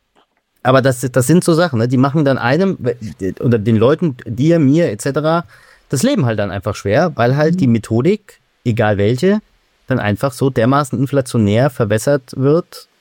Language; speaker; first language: German; native; German